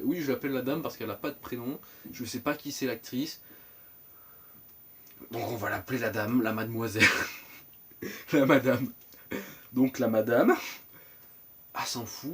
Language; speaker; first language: French; native; French